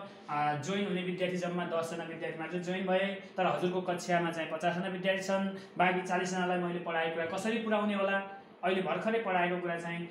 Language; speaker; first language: Nepali; native; Nepali